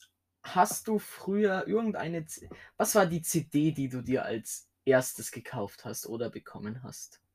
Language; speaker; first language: German; native; German